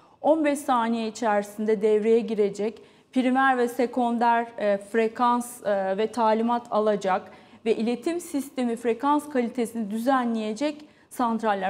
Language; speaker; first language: Turkish; native; Turkish